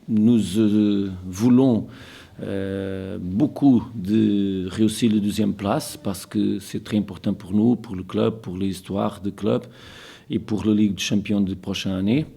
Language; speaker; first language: French; non-native, fluent; Portuguese